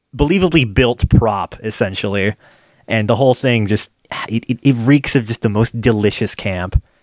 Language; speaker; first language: English; native; English